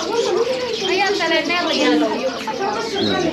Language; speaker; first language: Finnish; non-native, learner; Indonesian